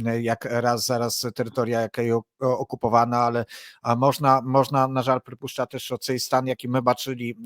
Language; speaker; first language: Polish; non-native, learner; Ukrainian